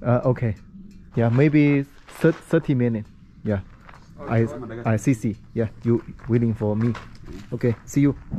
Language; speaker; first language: English; non-native, learner; Chinese